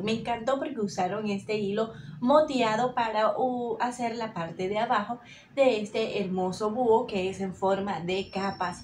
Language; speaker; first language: Spanish; native; Spanish